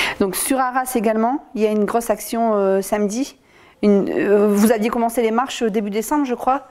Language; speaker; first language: French; native; French